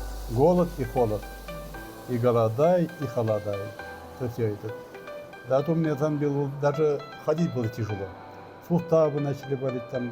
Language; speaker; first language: Russian; non-native, local second language; Tatar